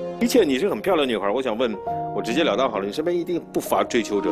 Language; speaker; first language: Chinese; native; Chinese